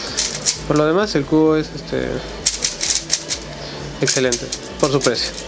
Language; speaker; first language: Spanish; native; Spanish